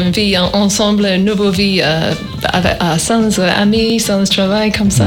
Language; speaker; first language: French; non-native, learner; English